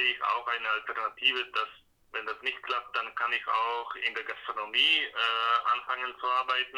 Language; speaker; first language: German; non-native, fluent; Slovak